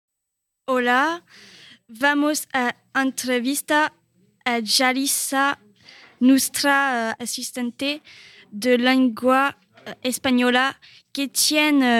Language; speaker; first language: Spanish; non-native, learner; French